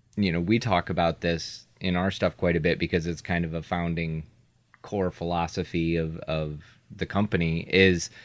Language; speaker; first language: English; native; English